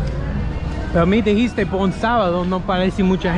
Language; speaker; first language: Spanish; non-native, learner; English